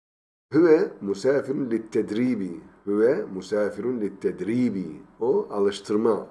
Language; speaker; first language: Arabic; non-native, fluent; Turkish